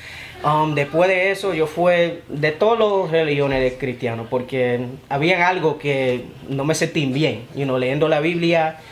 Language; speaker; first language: Spanish; early bilingual, heritage; Spanish